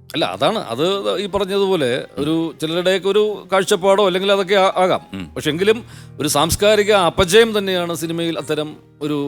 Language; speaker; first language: Malayalam; native; Malayalam